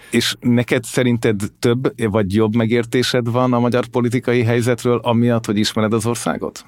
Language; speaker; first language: Hungarian; native; Hungarian